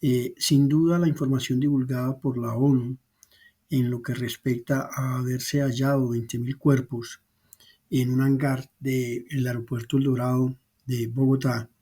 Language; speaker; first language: Spanish; native; Spanish